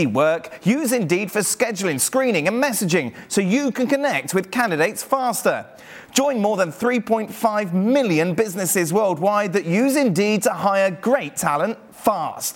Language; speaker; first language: English; native; English